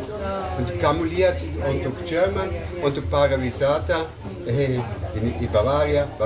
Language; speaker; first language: Indonesian; non-native, learner; German